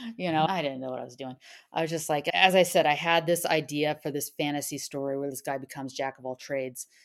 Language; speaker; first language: English; native; English